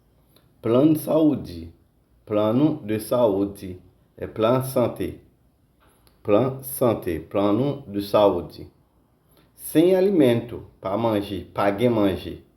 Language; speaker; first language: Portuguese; non-native, learner; Haitian Creole